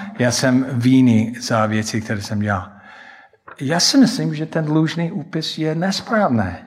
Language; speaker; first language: Czech; non-native, fluent; English